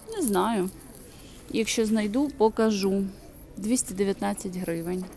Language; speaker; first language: Ukrainian; non-native, local second language; Russian